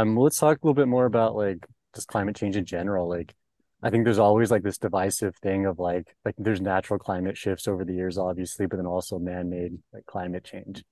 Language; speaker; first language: English; native; English